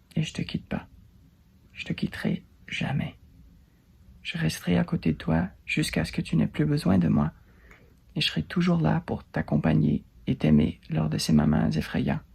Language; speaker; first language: French; non-native, learner; English